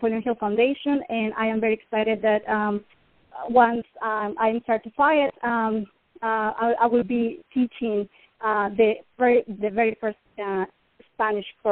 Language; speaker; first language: English; non-native, fluent; Spanish